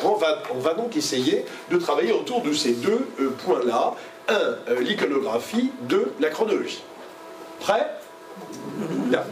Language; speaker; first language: French; native; French